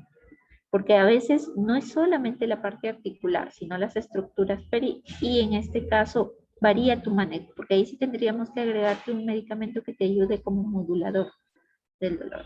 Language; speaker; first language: Spanish; native; Spanish